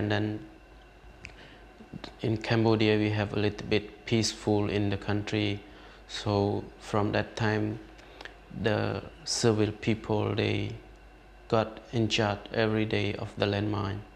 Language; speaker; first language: English; non-native, learner; Khmer